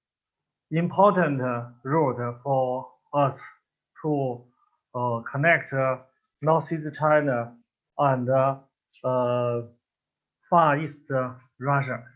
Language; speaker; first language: English; non-native, learner; Chinese